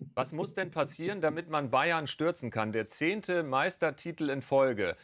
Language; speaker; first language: German; native; German